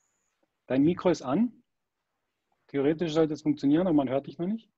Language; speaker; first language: German; native; German